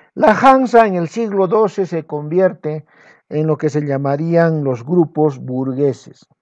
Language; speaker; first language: Spanish; non-native, local second language; Quechua